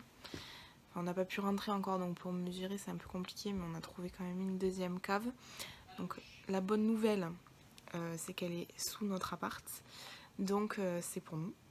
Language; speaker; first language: French; native; French